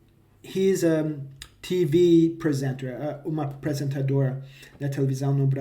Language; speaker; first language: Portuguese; non-native, fluent; English